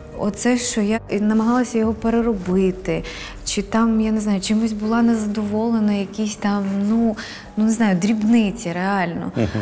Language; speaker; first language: Ukrainian; native; Ukrainian